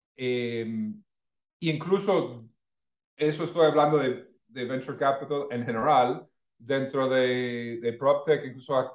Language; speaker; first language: Spanish; non-native, fluent; English